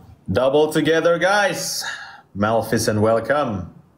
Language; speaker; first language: English; non-native, fluent; Indonesian